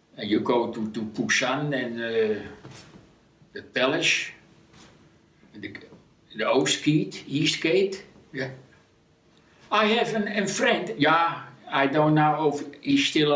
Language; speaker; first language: English; non-native, learner; Dutch